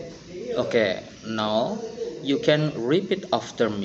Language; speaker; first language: English; non-native, fluent; Indonesian